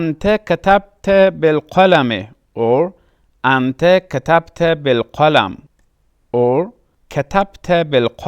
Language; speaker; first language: Arabic; non-native, fluent; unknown